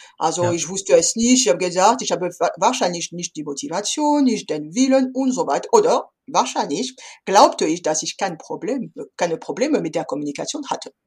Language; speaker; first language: German; non-native, fluent; French